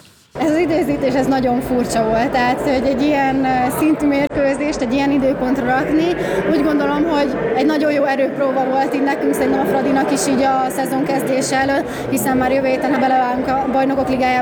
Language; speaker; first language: Hungarian; native; Hungarian